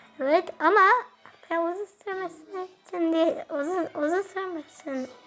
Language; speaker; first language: Turkish; early bilingual, heritage; Turkish